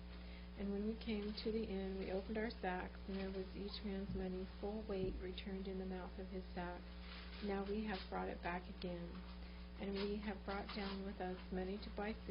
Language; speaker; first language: English; native; English